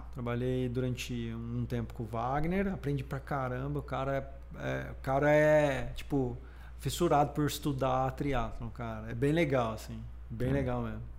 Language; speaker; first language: Portuguese; native; Portuguese